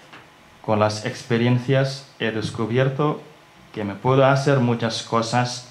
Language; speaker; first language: Spanish; non-native, learner; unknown